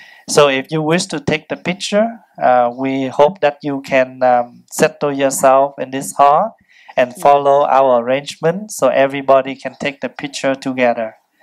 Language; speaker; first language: English; non-native, fluent; Vietnamese